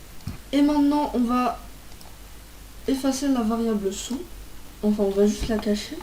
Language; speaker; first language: French; native; French